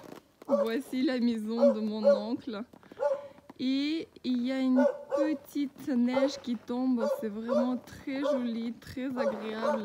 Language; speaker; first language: French; non-native, fluent; Russian